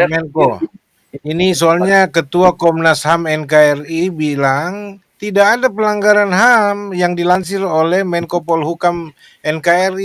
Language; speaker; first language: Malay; non-native, local second language; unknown